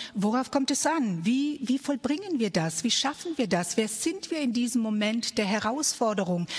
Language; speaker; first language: German; early bilingual, other home language; Croatian